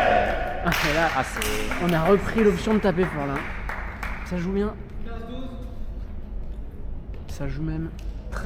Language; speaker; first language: French; native; French